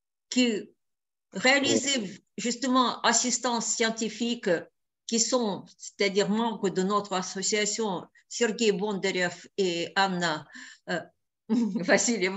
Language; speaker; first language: French; non-native, fluent; Russian